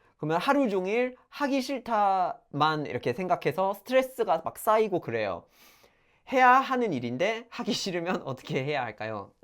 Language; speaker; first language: Korean; non-native, fluent; English